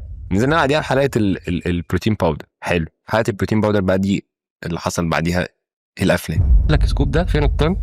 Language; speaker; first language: Arabic; native; Arabic